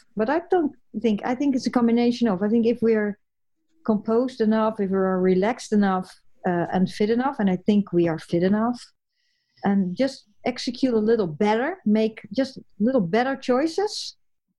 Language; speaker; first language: English; non-native, fluent; Dutch